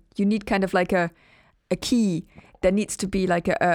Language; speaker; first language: English; non-native, fluent; German